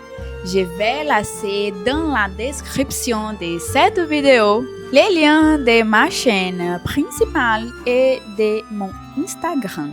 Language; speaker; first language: French; non-native, learner; Portuguese